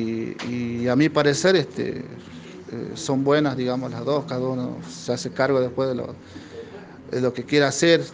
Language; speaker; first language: Spanish; native; Spanish